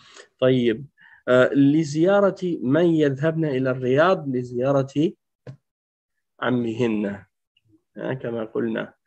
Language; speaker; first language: Arabic; non-native, fluent; French